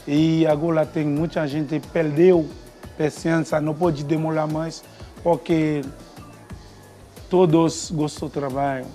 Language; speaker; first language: Portuguese; non-native, learner; Haitian Creole